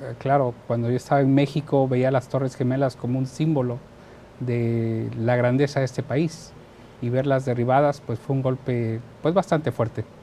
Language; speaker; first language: Spanish; native; Spanish